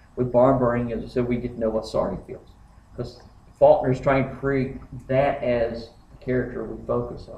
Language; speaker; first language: English; native; English